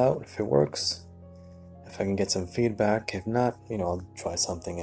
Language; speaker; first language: English; native; English